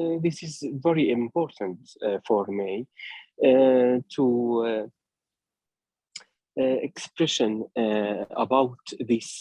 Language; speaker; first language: English; non-native, learner; Arabic